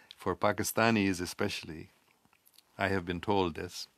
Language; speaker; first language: English; native; English